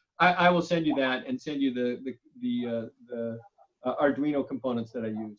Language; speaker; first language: English; native; English